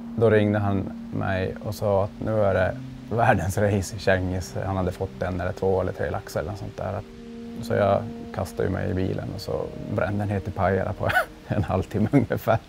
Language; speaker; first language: Swedish; native; Swedish